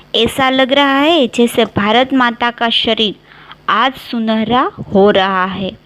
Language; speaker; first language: Hindi; non-native, local second language; Gujarati